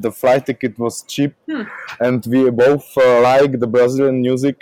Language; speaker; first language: English; non-native, learner; Czech